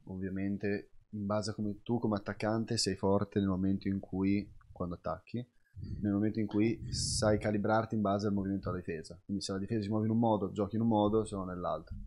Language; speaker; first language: Italian; native; Italian